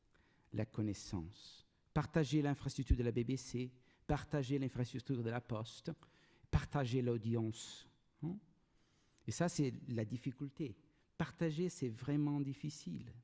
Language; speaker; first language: French; non-native, learner; Portuguese